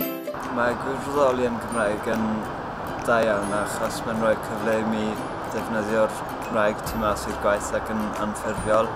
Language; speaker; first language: Welsh; non-native, local second language; English